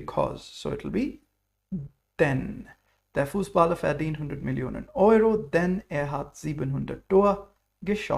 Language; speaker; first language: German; non-native, fluent; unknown